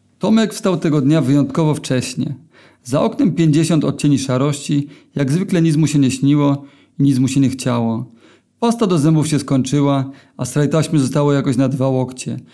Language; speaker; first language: Polish; native; Polish